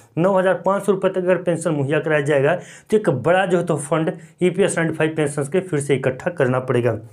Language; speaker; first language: Hindi; native; Hindi